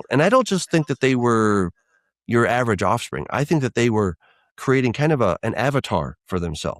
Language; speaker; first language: English; native; English